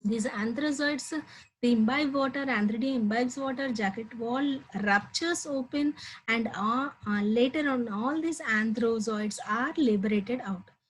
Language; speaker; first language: English; non-native, local second language; Telugu